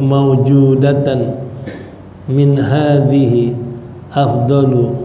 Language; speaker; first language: Arabic; non-native, fluent; Indonesian